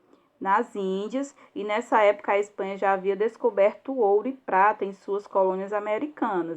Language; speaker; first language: Portuguese; native; Portuguese